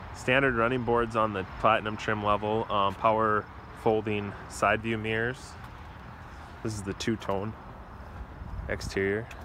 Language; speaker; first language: English; native; English